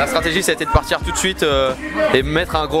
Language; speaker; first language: French; native; French